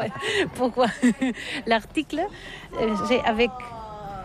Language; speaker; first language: French; non-native, learner; Catalan